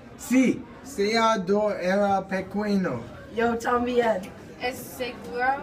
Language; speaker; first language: Spanish; non-native, learner; English